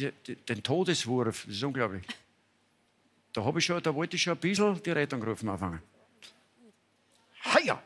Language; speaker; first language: German; native; German